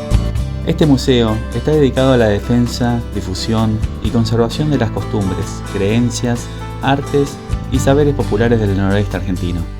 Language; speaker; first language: Spanish; native; Spanish